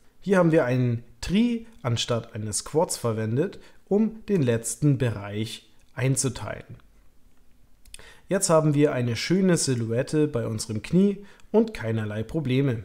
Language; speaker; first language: German; native; German